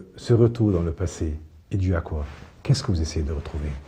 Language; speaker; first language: French; non-native, local second language; Arabic